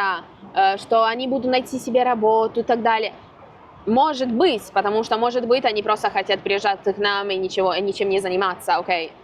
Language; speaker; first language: Russian; non-native, fluent; Italian